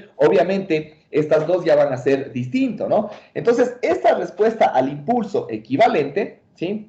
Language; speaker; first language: Spanish; native; Spanish